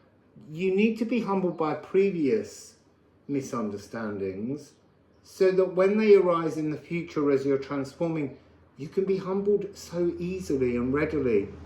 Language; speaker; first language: English; native; English